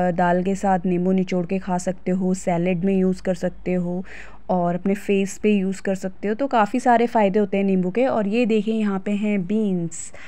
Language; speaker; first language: Hindi; native; Hindi